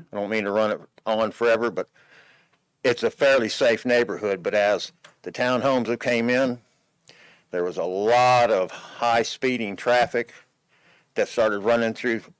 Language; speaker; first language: English; native; English